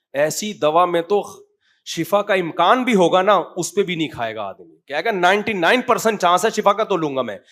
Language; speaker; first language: Urdu; native; Urdu